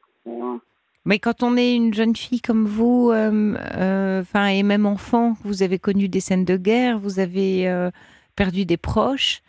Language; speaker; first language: French; native; French